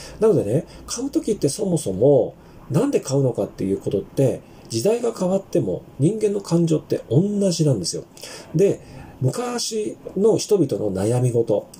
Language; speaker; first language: Japanese; native; Japanese